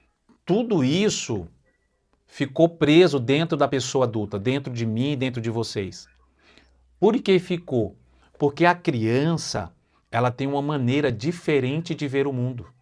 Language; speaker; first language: Portuguese; native; Portuguese